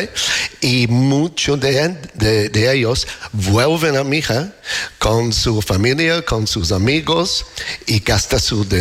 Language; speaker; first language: Spanish; non-native, learner; English